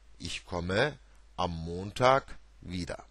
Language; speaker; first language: German; non-native, fluent; Turkish